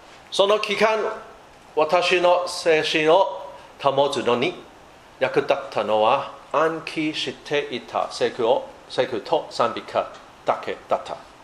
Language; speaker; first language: Japanese; non-native, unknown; English